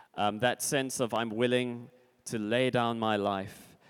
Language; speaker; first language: English; native; English